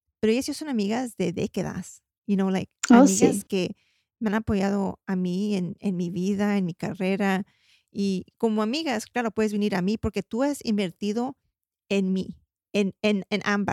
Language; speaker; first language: Spanish; early bilingual, heritage; Spanish